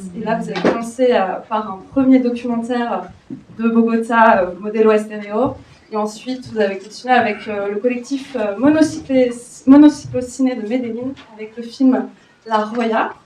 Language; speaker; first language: French; native; French